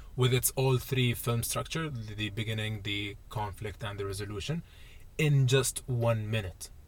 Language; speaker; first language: English; non-native, fluent; Arabic